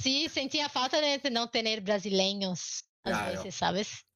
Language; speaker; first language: Spanish; non-native, learner; Portuguese